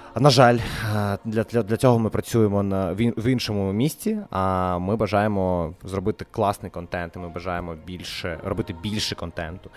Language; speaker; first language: Ukrainian; non-native, local second language; Russian